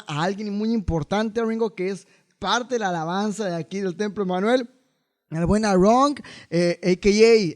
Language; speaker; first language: Spanish; native; Spanish